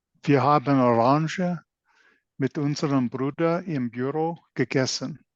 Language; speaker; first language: German; non-native, learner; English